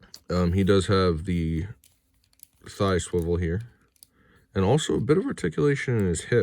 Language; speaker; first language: English; native; English